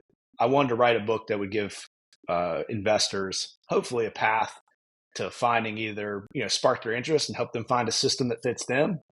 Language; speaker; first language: English; native; English